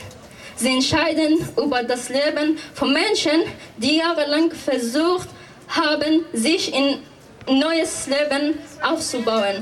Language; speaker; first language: German; non-native, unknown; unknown